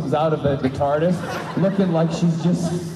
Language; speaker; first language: English; native; English